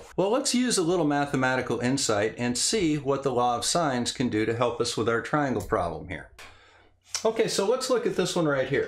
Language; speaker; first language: English; native; English